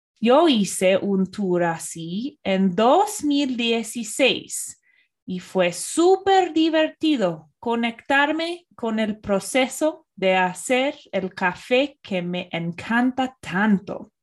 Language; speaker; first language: Spanish; non-native, fluent; English